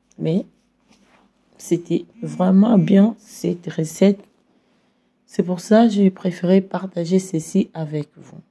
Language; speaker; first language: French; non-native, local second language; Lingala